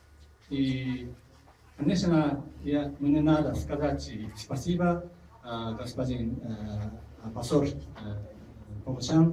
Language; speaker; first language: Russian; non-native, fluent; Japanese